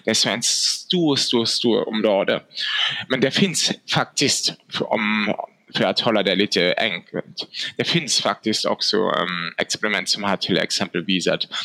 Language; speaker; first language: Swedish; non-native, fluent; German